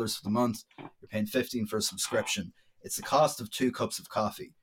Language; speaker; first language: English; native; English